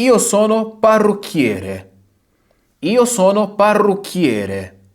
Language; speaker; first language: Italian; non-native, fluent; Portuguese